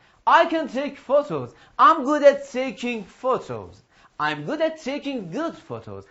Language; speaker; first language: English; non-native, fluent; Persian